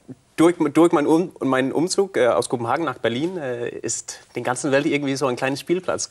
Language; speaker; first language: German; non-native, fluent; Danish